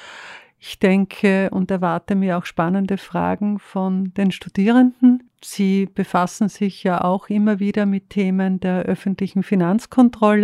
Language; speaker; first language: German; native; German